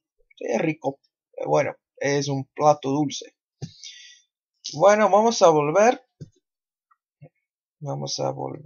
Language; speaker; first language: Spanish; non-native, fluent; Portuguese